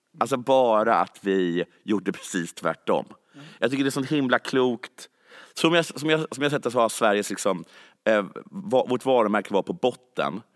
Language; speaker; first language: Swedish; native; Swedish